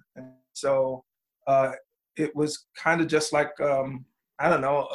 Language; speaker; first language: English; native; English